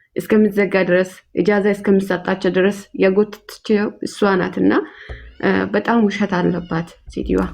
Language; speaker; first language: Amharic; non-native, local second language; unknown